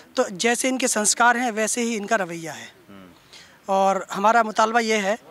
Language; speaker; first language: Hindi; native; Hindi